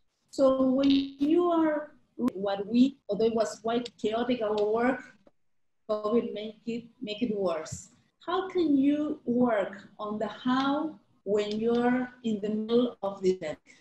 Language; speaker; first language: English; non-native, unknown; Spanish